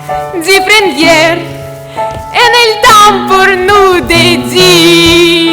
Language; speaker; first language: French; non-native, learner; Russian